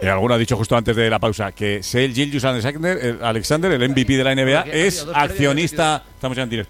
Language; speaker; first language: Spanish; native; Spanish